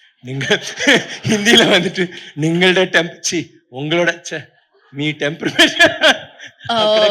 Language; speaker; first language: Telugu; non-native, learner; Tamil